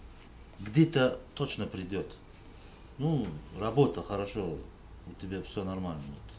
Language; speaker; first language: Russian; non-native, local second language; Uzbek